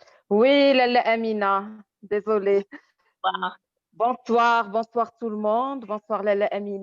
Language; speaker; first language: French; non-native, local second language; Arabic